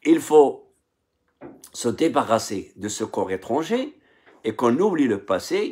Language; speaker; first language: French; non-native, local second language; Arabic